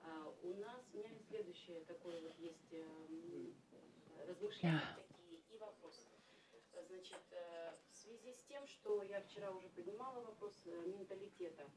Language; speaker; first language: Russian; native; Russian